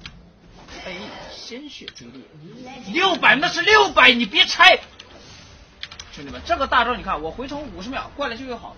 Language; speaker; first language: Chinese; native; Chinese